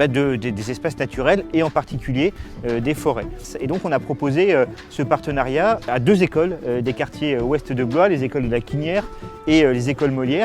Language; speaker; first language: French; native; French